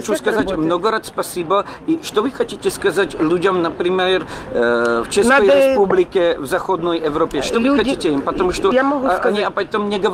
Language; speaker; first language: Russian; non-native, learner; Czech